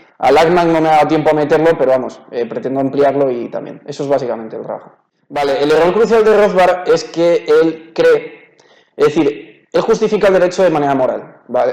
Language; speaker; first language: Spanish; native; Spanish